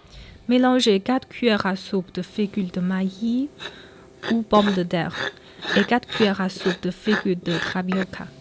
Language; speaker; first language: French; non-native, fluent; Chinese